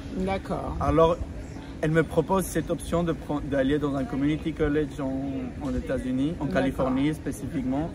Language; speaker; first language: French; non-native, fluent; Spanish